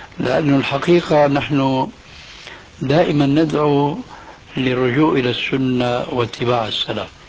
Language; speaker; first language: Arabic; early bilingual, other home language; Albanian